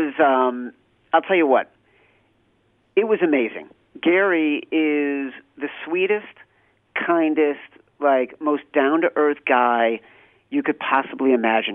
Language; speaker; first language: English; native; English